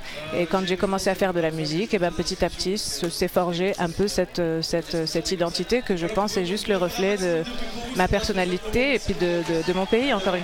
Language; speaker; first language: French; non-native, local second language; Arabic